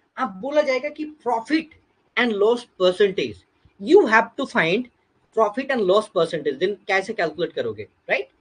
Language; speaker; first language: Hindi; non-native, local second language; Bangla